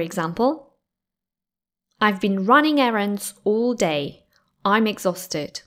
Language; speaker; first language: English; non-native, fluent; Polish